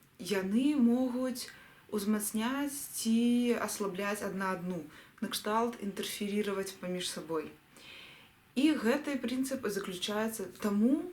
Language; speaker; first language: Belarusian; non-native, local second language; Russian